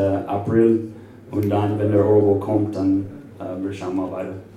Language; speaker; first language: German; non-native, fluent; English